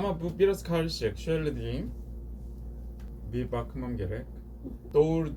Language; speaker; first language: Turkish; non-native, learner; Korean